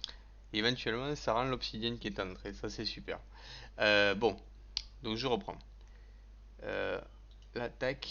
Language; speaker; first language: French; native; French